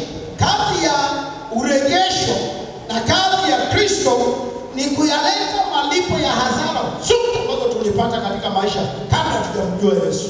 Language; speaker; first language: Swahili; native; Swahili